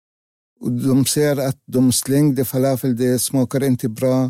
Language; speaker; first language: Swedish; non-native, learner; Arabic